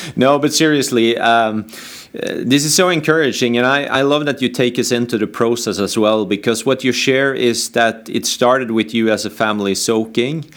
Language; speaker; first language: English; non-native, fluent; Norwegian